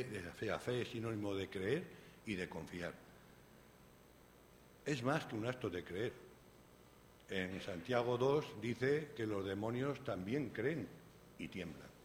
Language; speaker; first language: Spanish; native; Spanish